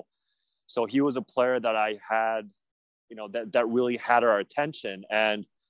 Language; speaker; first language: English; native; English